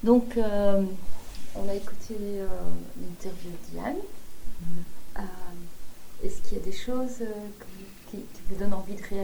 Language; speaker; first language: French; native; French